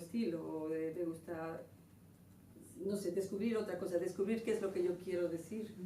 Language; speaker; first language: Spanish; native; Spanish